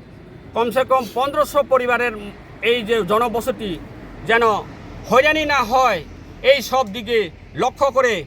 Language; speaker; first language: Bangla; non-native, local second language; Kok Borok